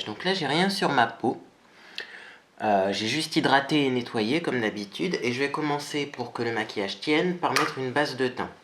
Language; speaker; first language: French; native; French